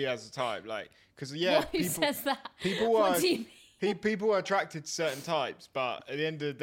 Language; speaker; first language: English; native; English